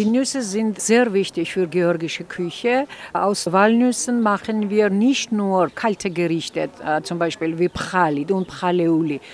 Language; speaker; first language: German; non-native, fluent; Georgian